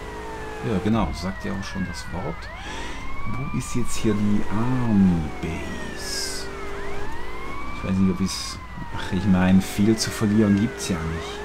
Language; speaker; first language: German; native; German